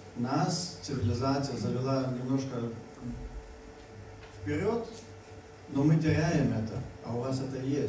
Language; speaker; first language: Russian; non-native, fluent; Lithuanian